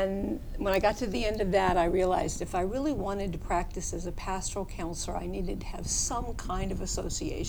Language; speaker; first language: English; native; English